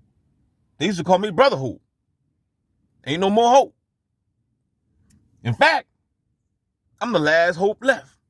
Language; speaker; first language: English; native; English